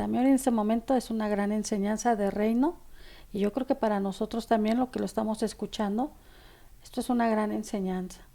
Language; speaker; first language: Spanish; native; Spanish